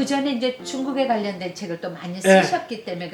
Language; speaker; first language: Korean; native; Korean